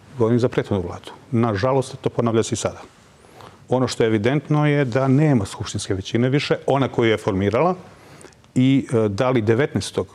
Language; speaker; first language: Serbian; non-native, local second language; Albanian